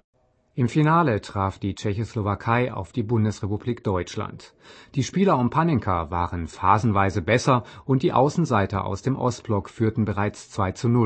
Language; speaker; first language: German; native; German